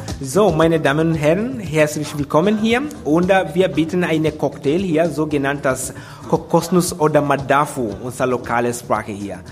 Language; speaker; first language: German; non-native, learner; Swahili